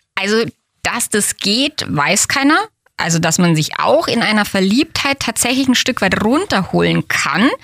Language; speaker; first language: German; native; German